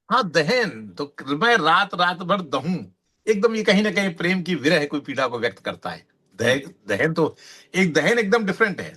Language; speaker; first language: Hindi; native; Hindi